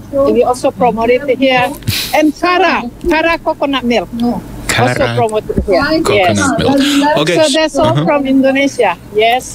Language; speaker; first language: English; non-native, learner; Indonesian